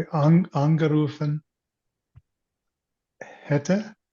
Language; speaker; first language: German; non-native, learner; English